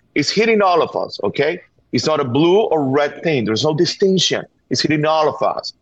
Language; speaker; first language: English; non-native, fluent; Spanish